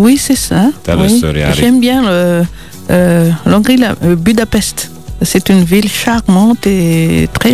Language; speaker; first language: French; non-native, local second language; Malagasy